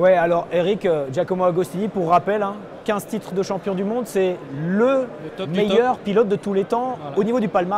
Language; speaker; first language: French; native; French